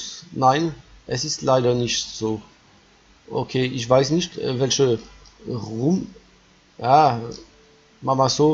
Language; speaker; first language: German; non-native, fluent; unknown